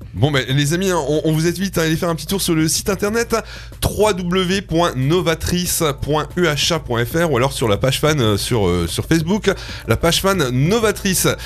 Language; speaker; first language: French; native; French